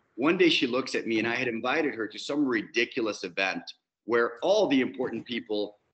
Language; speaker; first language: English; non-native, fluent; Spanish